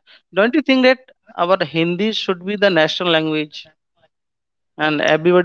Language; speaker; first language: English; non-native, local second language; Hindi